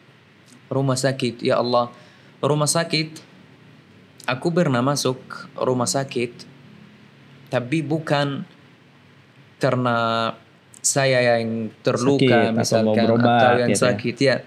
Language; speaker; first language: Indonesian; non-native, fluent; Arabic